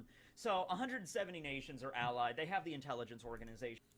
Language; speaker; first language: English; native; English